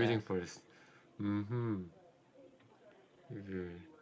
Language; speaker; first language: English; non-native, learner; Korean